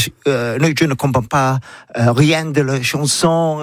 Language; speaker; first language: French; non-native, learner; English